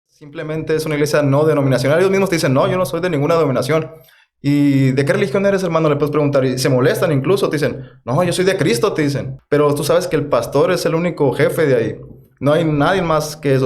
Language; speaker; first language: Spanish; native; Spanish